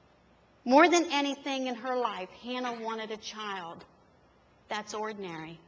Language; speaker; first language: English; native; English